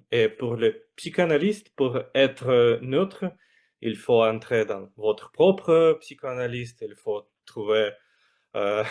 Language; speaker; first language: French; non-native, fluent; Russian